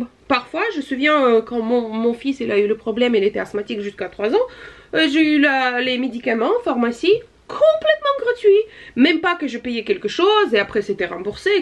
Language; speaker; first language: French; non-native, fluent; Russian